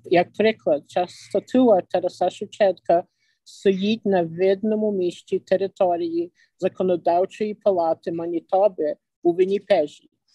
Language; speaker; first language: Ukrainian; early bilingual, other home language; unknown